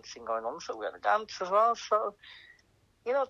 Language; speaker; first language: English; native; English